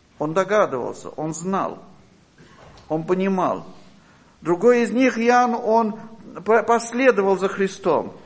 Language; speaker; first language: Russian; non-native, fluent; Armenian